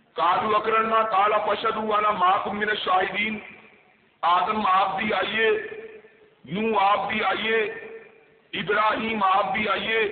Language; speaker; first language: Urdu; non-native, local second language; Punjabi